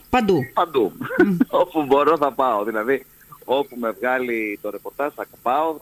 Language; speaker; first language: Greek; native; Greek